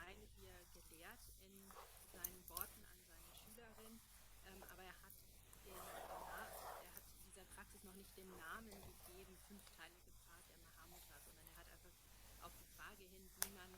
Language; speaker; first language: German; native; German